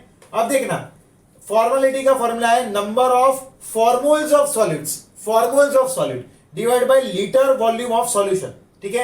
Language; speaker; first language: Hindi; non-native, local second language; Gujarati